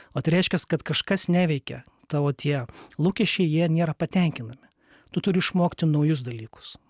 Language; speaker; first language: Lithuanian; native; Lithuanian